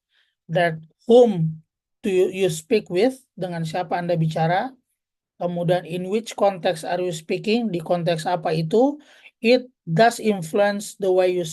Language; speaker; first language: English; non-native, fluent; Indonesian